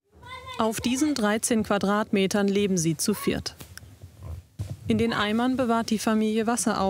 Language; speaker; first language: German; native; German